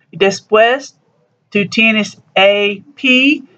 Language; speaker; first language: Spanish; non-native, learner; English